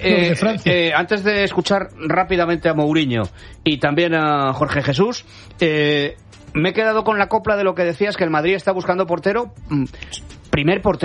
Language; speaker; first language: Spanish; native; Spanish